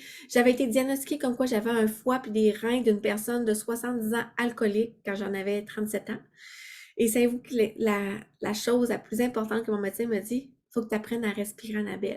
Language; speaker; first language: French; native; French